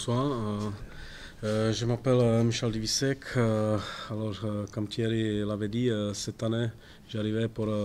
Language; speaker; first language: French; non-native, fluent; Czech